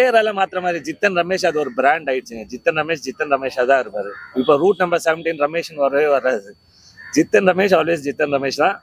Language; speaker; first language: Tamil; native; Tamil